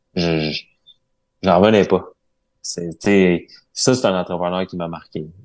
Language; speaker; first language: French; native; French